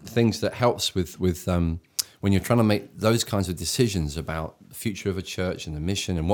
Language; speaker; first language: English; native; English